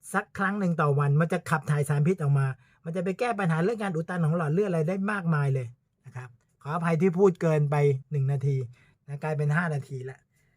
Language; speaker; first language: Thai; native; Thai